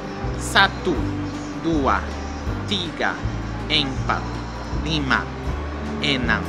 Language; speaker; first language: Indonesian; non-native, learner; Portuguese